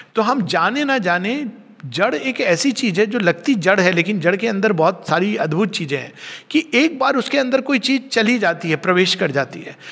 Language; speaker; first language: Hindi; native; Hindi